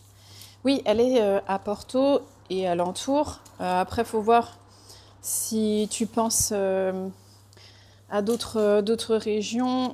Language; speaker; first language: French; native; French